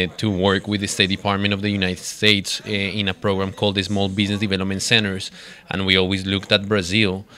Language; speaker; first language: English; non-native, fluent; Spanish